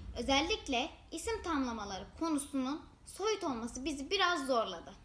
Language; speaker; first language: Turkish; native; Turkish